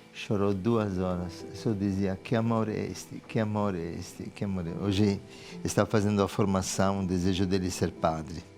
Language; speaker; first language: Portuguese; non-native, fluent; Italian